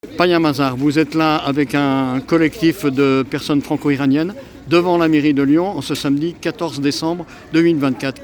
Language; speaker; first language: French; native; French